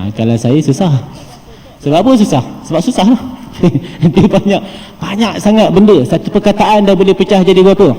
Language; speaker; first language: Malay; native; Malay